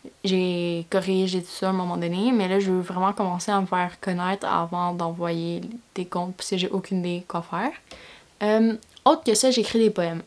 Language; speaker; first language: French; native; French